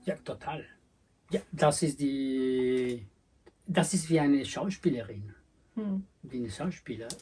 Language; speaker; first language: German; non-native, learner; Spanish